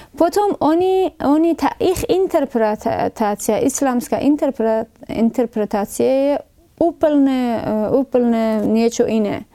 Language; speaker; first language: Slovak; non-native, fluent; Persian